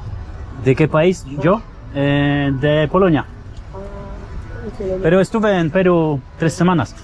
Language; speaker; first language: Spanish; non-native, learner; Polish